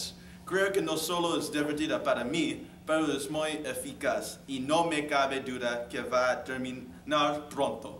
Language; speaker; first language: Spanish; non-native, learner; English